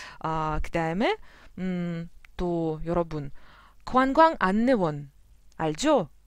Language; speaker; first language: Korean; non-native, fluent; Russian